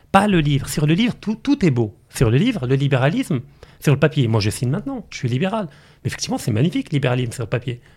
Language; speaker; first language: French; non-native, local second language; Arabic